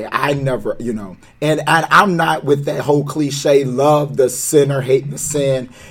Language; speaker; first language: English; native; English